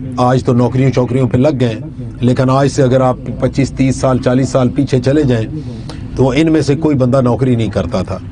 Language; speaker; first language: Urdu; non-native, local second language; Punjabi